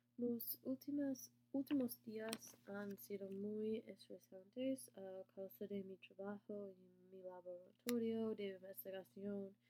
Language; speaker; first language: Spanish; non-native, learner; English